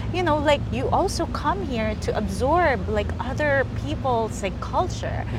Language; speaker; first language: English; early bilingual, other home language; Filipino